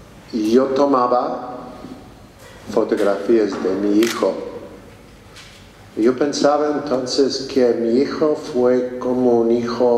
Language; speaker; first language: Spanish; non-native, fluent; English